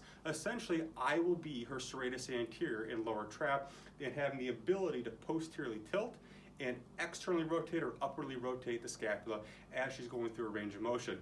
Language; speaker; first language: English; native; English